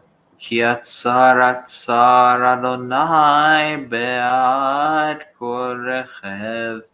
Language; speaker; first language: Hebrew; non-native, learner; English